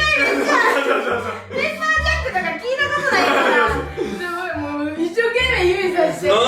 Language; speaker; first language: Japanese; native; Japanese